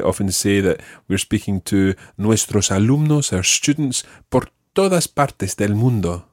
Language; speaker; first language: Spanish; non-native, fluent; English